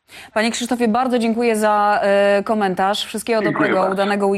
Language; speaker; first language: Polish; native; Polish